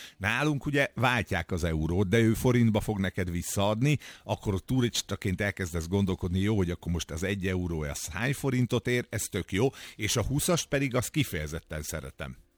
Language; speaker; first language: Hungarian; native; Hungarian